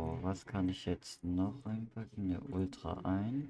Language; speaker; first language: German; native; German